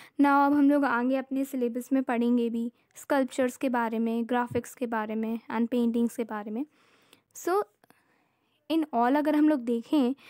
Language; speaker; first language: Hindi; native; Hindi